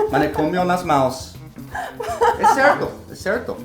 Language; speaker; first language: Portuguese; non-native, fluent; English